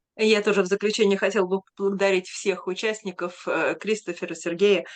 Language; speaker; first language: Russian; native; Russian